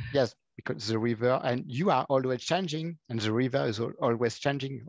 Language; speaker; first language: English; non-native, fluent; French